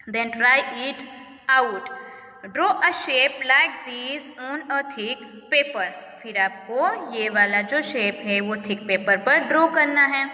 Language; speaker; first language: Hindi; non-native, local second language; Gujarati